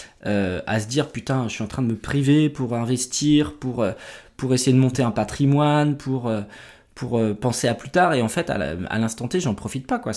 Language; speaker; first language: French; native; French